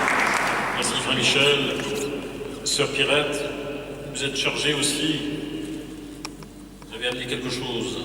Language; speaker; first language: French; native; French